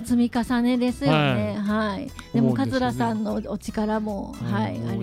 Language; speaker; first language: Japanese; native; Japanese